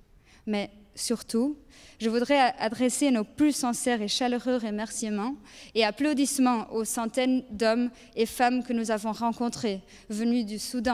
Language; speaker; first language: French; native; French